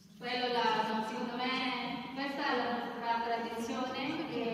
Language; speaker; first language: Italian; non-native, learner; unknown